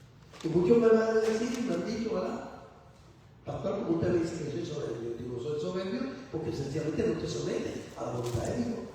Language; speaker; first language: Spanish; native; Spanish